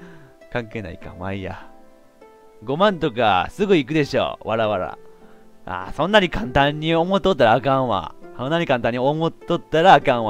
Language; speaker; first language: Japanese; native; Japanese